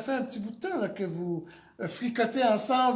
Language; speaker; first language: French; native; French